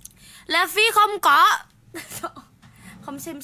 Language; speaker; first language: Vietnamese; non-native, learner; Indonesian